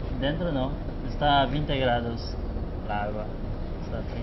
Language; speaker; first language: Spanish; non-native, learner; Portuguese